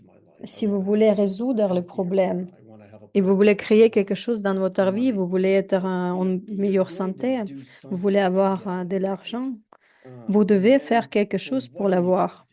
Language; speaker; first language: French; non-native, fluent; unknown